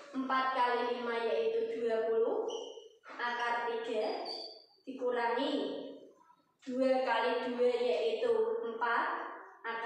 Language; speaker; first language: Indonesian; native; Indonesian